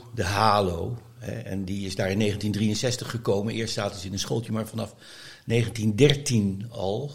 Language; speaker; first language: Dutch; native; Dutch